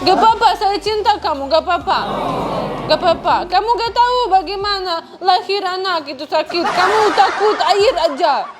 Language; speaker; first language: Indonesian; non-native, learner; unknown